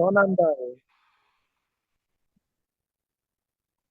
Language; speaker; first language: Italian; non-native, learner; Bangla